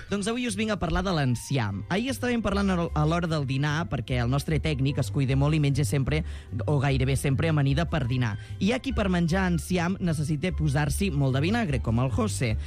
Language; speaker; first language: Catalan; native; Catalan